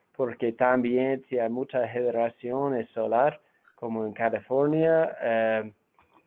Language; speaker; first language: Spanish; non-native, fluent; English